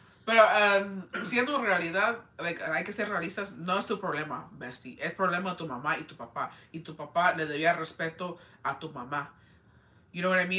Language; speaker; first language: Spanish; early bilingual, heritage; Spanish